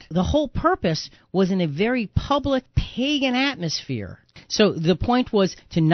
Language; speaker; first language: English; native; English